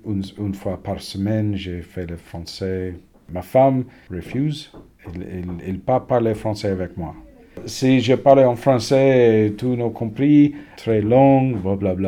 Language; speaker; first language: French; non-native, learner; English